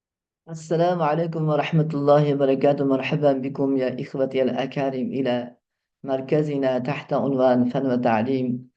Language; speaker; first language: Arabic; non-native, fluent; Uzbek